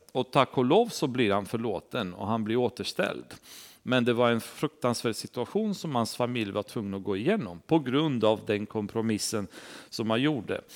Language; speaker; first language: Swedish; non-native, fluent; Romanian